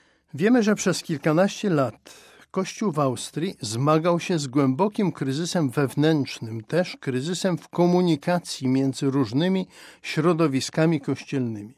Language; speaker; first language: Polish; native; Polish